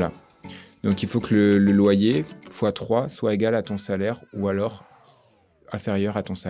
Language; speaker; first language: French; native; French